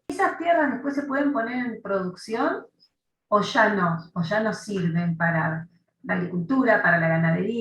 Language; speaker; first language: Spanish; native; Spanish